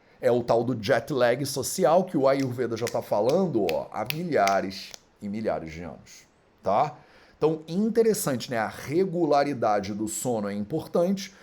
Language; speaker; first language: Portuguese; native; Portuguese